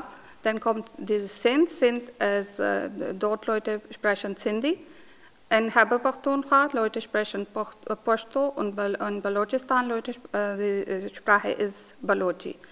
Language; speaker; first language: German; non-native, learner; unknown